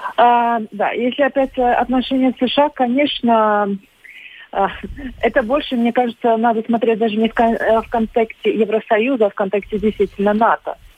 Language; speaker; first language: Russian; non-native, local second language; Latvian